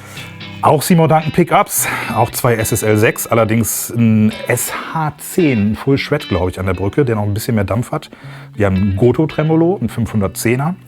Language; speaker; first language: German; native; German